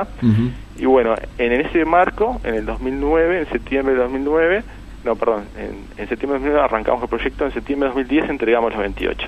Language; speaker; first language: Spanish; native; Spanish